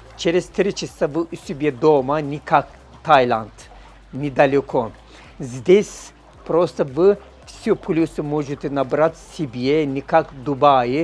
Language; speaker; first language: Russian; non-native, learner; Turkish